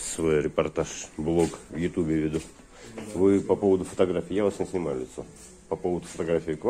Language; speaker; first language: Russian; native; Russian